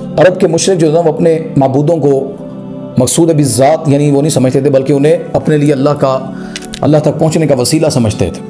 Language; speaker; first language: Urdu; non-native, local second language; Punjabi